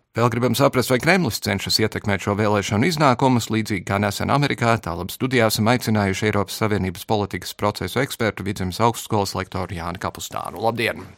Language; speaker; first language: Latvian; early bilingual, heritage; Latvian